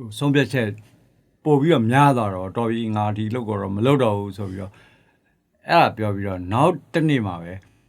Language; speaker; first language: Burmese; native; Burmese